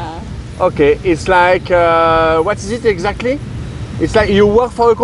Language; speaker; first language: English; non-native, learner; French